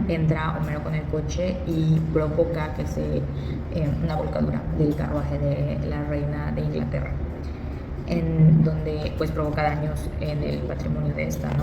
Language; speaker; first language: Spanish; native; Spanish